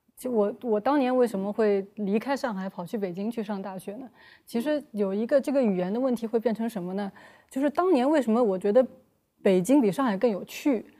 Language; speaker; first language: Chinese; native; Chinese